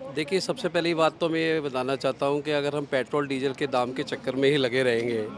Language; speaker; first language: Hindi; native; Hindi